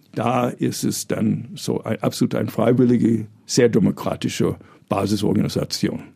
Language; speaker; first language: German; early bilingual, other home language; English